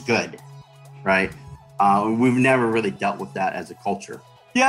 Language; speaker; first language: English; native; English